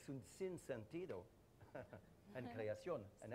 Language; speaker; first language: Spanish; non-native, fluent; French